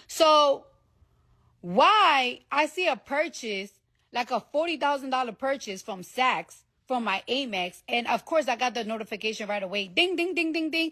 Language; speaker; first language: English; native; English